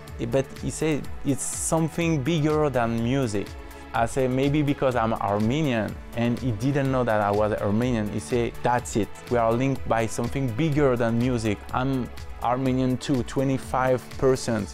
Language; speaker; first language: English; non-native, fluent; French